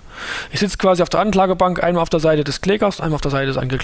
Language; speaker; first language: German; native; German